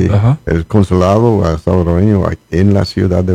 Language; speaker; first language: Spanish; non-native, learner; English